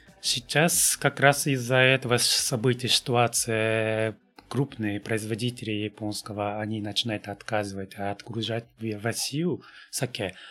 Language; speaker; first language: Russian; non-native, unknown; Japanese